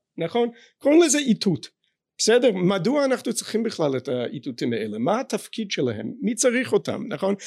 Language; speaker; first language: Hebrew; non-native, fluent; English